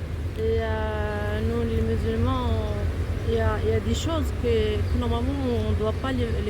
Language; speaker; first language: French; non-native, fluent; Arabic